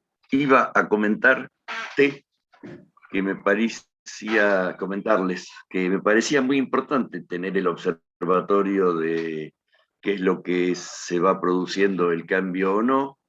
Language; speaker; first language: Spanish; native; Spanish